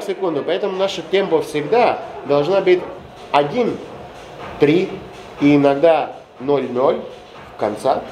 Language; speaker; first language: Russian; non-native, fluent; Greek